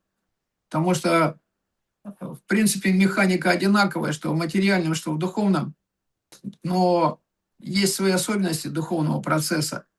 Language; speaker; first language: Russian; native; Russian